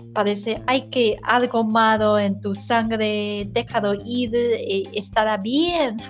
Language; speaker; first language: Spanish; non-native, learner; Chinese